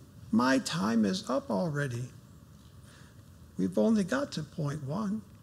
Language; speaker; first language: English; native; English